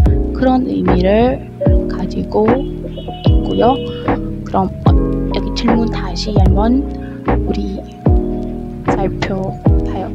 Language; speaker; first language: Korean; non-native, learner; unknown